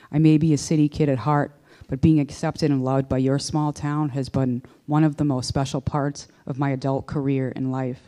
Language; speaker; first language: English; native; English